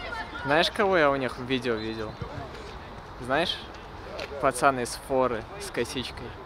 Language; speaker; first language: Russian; native; Russian